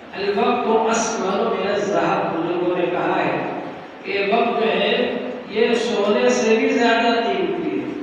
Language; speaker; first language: Urdu; native; Urdu